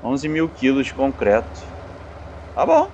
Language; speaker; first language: Portuguese; native; Portuguese